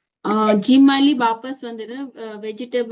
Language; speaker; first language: Kannada; non-native, learner; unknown